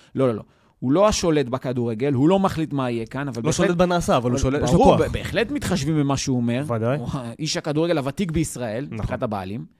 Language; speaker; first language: Hebrew; native; Hebrew